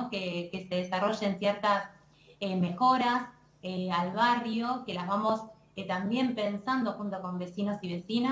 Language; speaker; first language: Spanish; native; Spanish